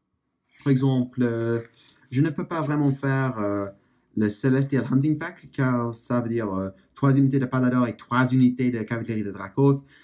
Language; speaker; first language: French; non-native, learner; English